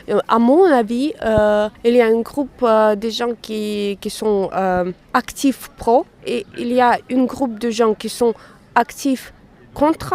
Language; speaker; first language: French; non-native, fluent; Russian